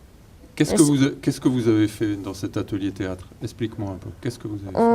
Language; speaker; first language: French; native; French